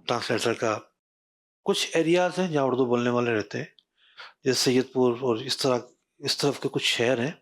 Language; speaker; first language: Urdu; non-native, local second language; Sindhi